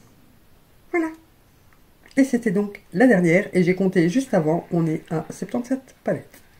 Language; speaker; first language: French; native; French